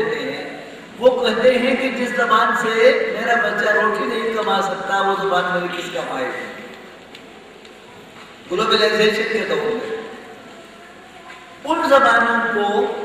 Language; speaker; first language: Urdu; non-native, local second language; Khowar